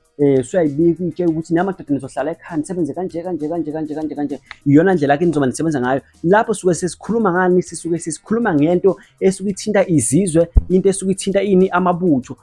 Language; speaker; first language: Zulu; native; Zulu